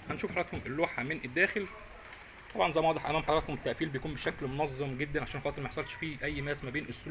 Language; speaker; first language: Arabic; native; Arabic